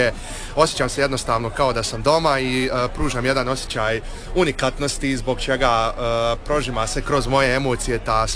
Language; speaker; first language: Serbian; early bilingual, heritage; Serbian